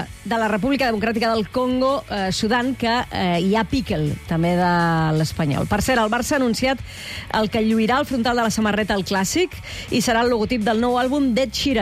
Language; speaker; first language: Catalan; native; Catalan